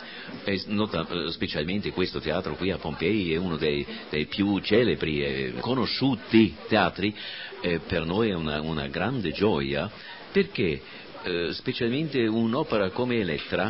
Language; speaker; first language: Italian; non-native, fluent; German